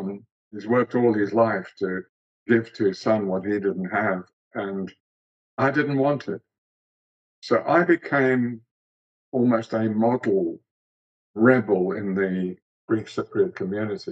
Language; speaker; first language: English; early bilingual, other home language; Greek